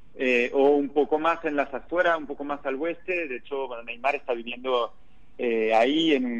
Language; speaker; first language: Spanish; non-native, fluent; French